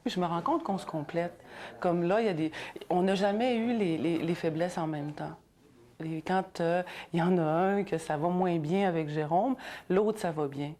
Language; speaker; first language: French; native; French